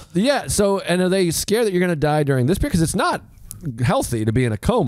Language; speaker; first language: English; native; English